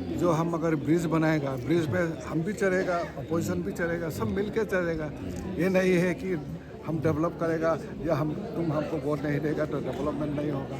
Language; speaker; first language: Hindi; non-native, local second language; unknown